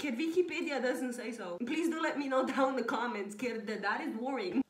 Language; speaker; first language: English; non-native, fluent; Slovenian